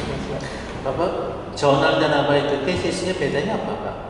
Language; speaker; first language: Indonesian; non-native, learner; Korean